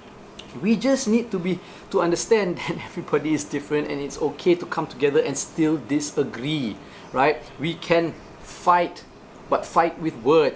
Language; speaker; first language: English; non-native, local second language; Malay